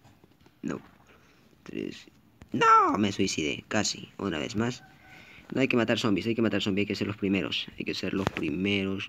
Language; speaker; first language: Spanish; native; Spanish